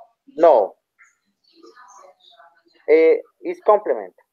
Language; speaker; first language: English; non-native, learner; Spanish